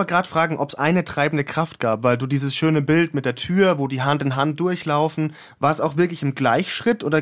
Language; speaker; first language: German; native; German